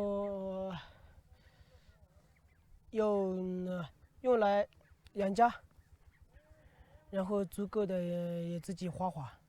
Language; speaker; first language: Chinese; non-native, local second language; Tibetan